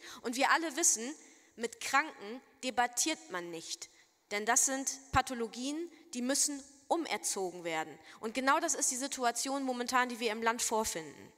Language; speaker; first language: German; native; German